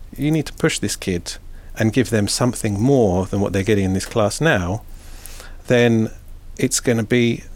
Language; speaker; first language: English; native; English